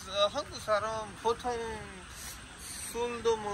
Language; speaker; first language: Korean; non-native, learner; Urdu